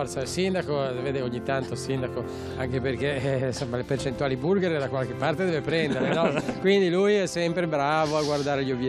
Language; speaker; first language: Italian; native; Italian